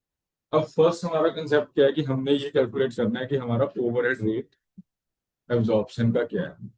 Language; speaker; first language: Hindi; native; Hindi